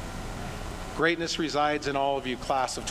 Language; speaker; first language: English; native; English